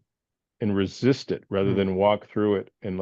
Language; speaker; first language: English; native; English